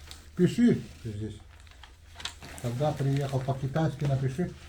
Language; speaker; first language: Russian; non-native, local second language; Yakut